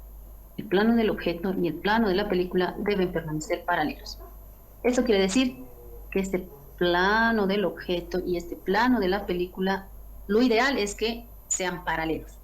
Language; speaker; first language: Spanish; native; Spanish